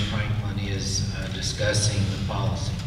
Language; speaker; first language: English; native; English